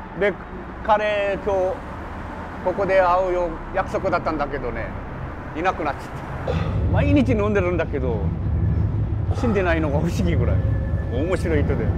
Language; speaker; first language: Japanese; non-native, fluent; Korean